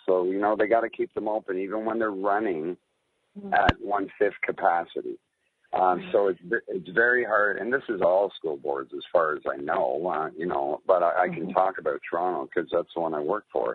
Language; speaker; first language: English; native; English